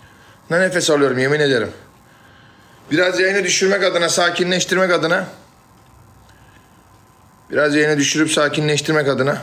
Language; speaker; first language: Turkish; native; Turkish